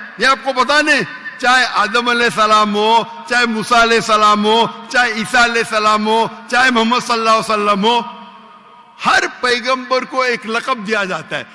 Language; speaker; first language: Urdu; non-native, local second language; Konkani